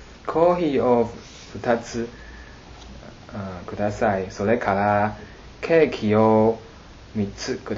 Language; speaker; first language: Japanese; non-native, learner; Chinese